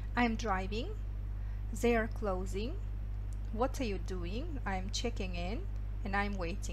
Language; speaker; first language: English; non-native, fluent; Russian